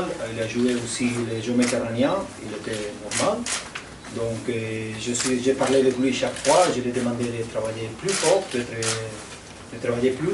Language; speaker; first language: French; non-native, fluent; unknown